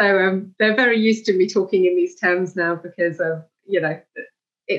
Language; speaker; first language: English; native; English